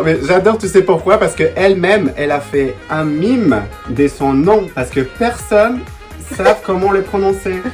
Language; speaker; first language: French; non-native, fluent; Spanish